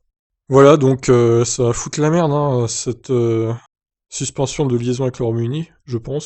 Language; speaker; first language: French; native; French